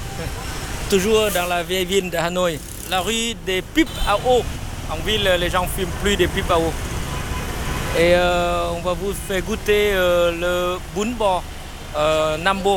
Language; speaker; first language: French; non-native, local second language; Vietnamese